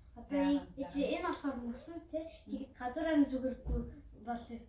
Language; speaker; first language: Mongolian; early bilingual, heritage; Mongolian